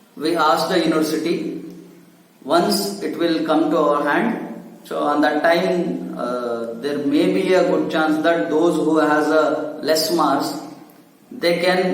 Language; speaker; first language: English; non-native, local second language; Kannada